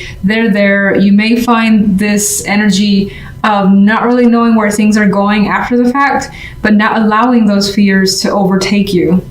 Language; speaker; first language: English; native; English